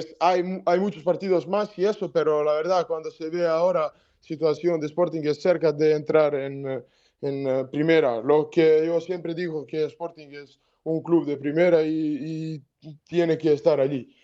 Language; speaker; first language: Spanish; non-native, learner; Serbian